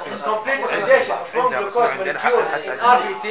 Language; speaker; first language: Arabic; native; Arabic